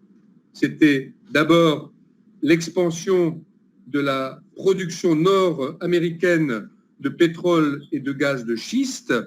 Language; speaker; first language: French; native; French